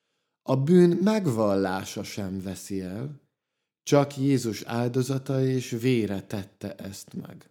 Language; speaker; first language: Hungarian; native; Hungarian